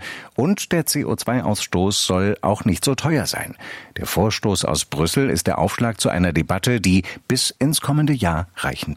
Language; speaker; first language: German; native; German